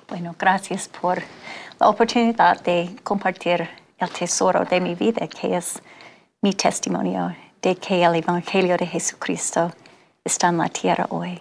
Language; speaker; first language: Spanish; non-native, fluent; English